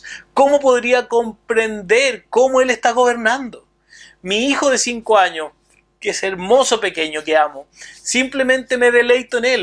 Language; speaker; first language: Spanish; native; Spanish